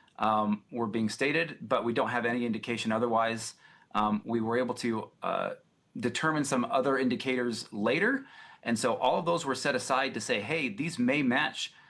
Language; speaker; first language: English; native; English